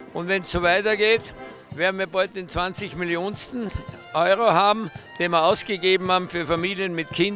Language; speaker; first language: German; native; German